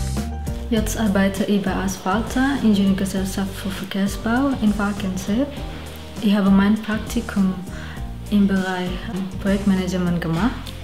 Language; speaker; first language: German; non-native, learner; Indonesian